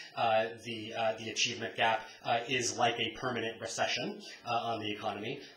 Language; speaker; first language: English; native; English